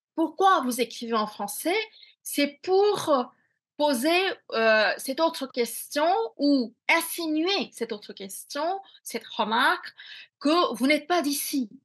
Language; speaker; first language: French; non-native, fluent; Bangla